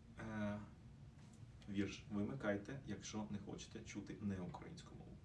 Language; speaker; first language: Ukrainian; non-native, local second language; Russian